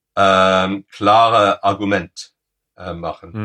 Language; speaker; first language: German; non-native, fluent; English